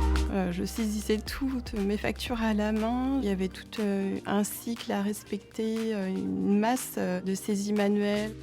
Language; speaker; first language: French; native; French